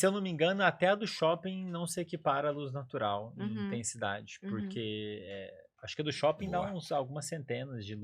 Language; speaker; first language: Portuguese; native; Portuguese